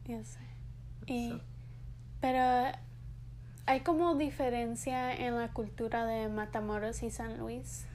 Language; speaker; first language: Spanish; early bilingual, heritage; English